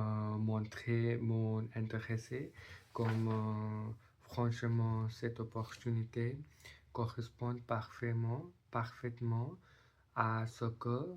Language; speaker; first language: French; non-native, learner; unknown